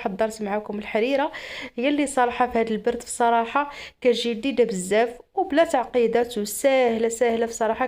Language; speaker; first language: Arabic; native; Arabic